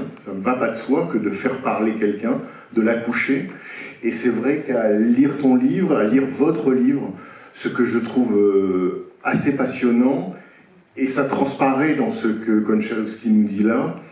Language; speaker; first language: French; native; French